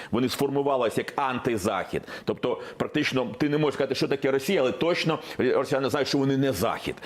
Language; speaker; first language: Ukrainian; non-native, local second language; Russian